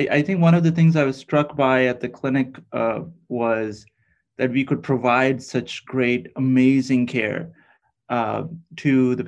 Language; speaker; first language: English; non-native, local second language; Urdu